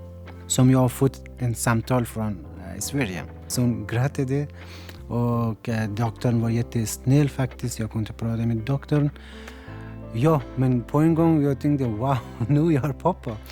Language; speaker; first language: Swedish; non-native, learner; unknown